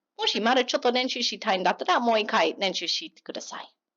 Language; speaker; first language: Japanese; non-native, learner; English